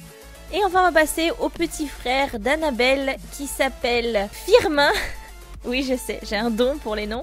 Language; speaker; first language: French; native; French